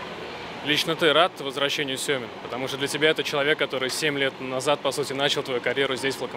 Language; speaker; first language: Russian; native; Russian